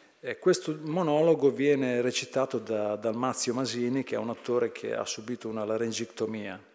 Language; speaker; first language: Italian; native; Italian